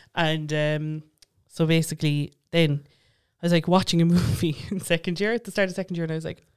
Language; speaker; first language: English; native; English